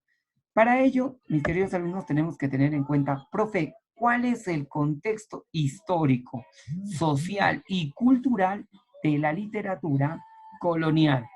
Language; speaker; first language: Spanish; native; Spanish